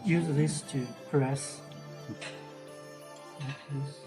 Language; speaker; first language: English; non-native, learner; Chinese